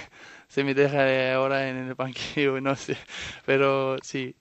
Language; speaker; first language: Spanish; non-native, fluent; Danish